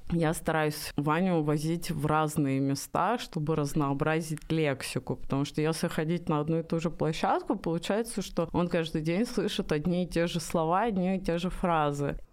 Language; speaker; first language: Russian; native; Russian